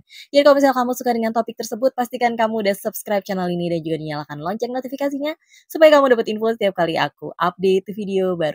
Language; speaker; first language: Indonesian; native; Indonesian